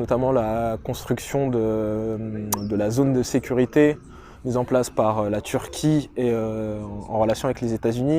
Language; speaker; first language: French; native; French